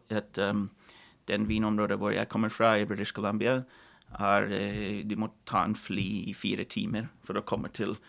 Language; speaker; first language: Norwegian; non-native, fluent; English